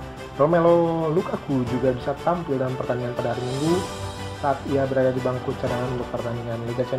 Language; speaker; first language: Indonesian; native; Indonesian